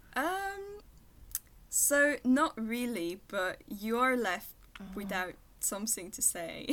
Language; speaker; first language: English; non-native, fluent; French